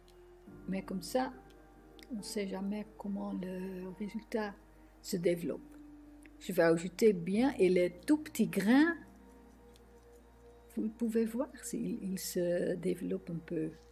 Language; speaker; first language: French; non-native, fluent; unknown